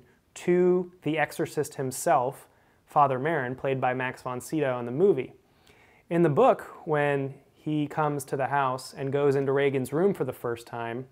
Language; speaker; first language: English; native; English